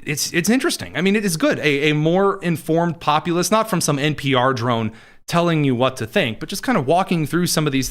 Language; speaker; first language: English; native; English